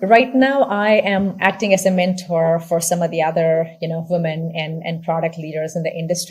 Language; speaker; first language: English; non-native, local second language; Tamil